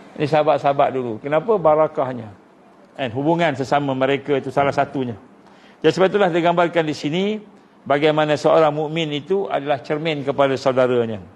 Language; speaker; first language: Malay; native; Malay